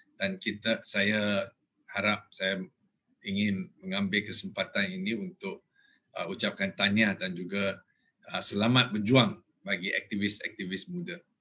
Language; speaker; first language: Malay; non-native, local second language; Chinese